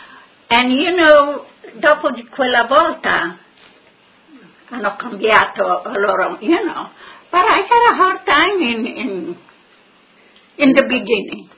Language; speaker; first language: Italian; non-native, local second language; Friulian